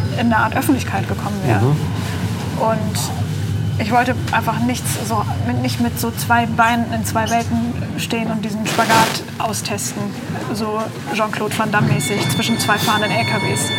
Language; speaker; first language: German; native; German